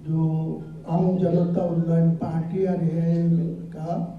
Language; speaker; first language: Hindi; non-native, local second language; Bangla